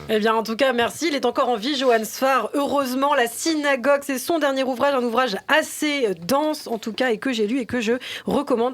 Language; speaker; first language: French; native; French